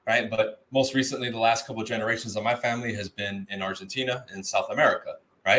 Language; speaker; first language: English; native; English